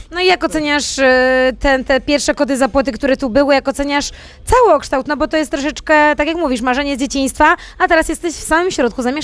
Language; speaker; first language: Polish; native; Polish